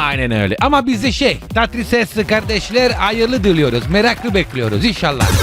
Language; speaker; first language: Turkish; non-native, learner; Italian